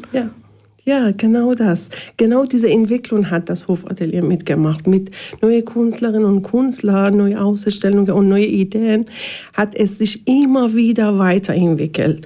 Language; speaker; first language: German; non-native, fluent; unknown